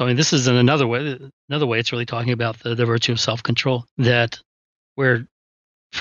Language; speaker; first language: English; native; English